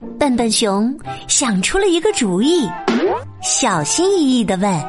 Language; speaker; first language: Chinese; native; Chinese